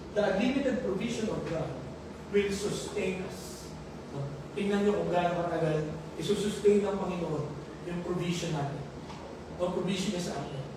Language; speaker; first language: Filipino; native; Filipino